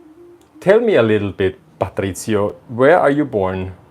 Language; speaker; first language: English; non-native, fluent; German